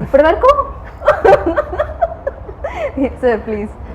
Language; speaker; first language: Telugu; native; Telugu